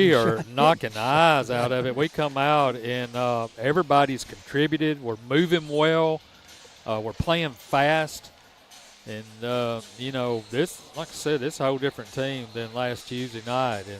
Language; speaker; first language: English; native; English